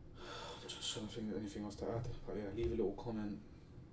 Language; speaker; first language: English; native; English